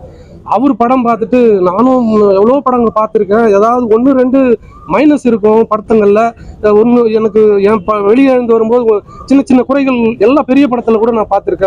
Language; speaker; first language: Tamil; native; Tamil